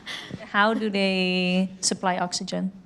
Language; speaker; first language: English; non-native, fluent; Dutch